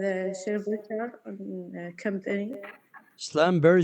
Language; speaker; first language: English; non-native, learner; Arabic